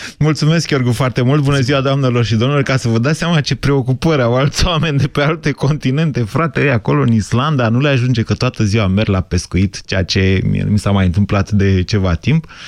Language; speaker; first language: Romanian; native; Romanian